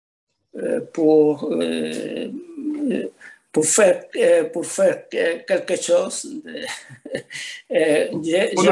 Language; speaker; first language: French; non-native, learner; Spanish